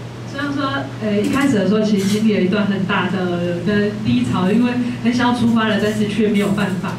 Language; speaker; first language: Chinese; native; Chinese